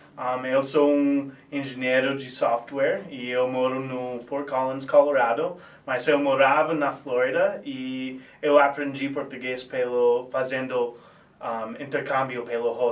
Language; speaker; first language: Portuguese; non-native, fluent; English